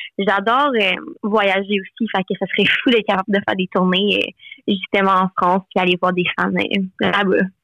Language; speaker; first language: French; non-native, local second language; English